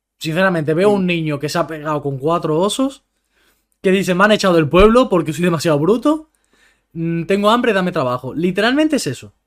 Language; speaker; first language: Spanish; native; Spanish